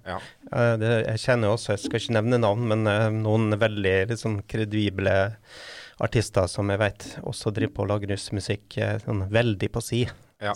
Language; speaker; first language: Norwegian; native; Norwegian